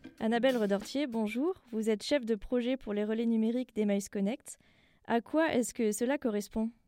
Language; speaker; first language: French; native; French